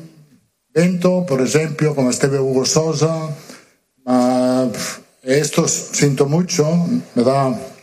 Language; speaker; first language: Portuguese; non-native, learner; Italian